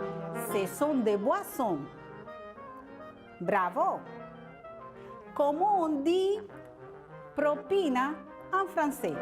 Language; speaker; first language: French; non-native, fluent; Spanish